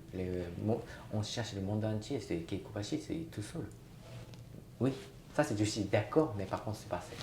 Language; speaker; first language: French; non-native, learner; Japanese